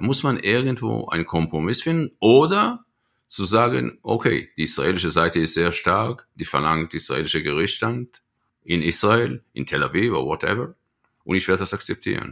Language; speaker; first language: German; non-native, fluent; Hebrew